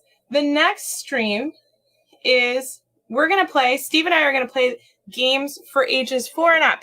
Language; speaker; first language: English; native; English